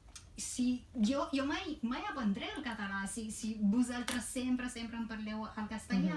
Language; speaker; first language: Catalan; non-native, fluent; Romanian